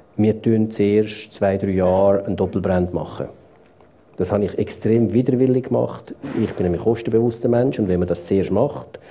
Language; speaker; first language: German; native; German